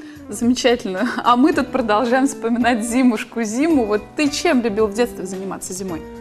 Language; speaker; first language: Russian; native; Russian